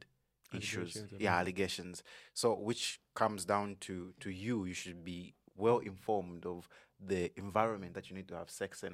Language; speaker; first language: English; non-native, local second language; Bemba